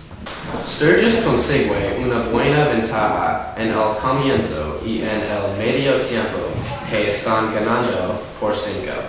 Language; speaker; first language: Spanish; non-native, learner; English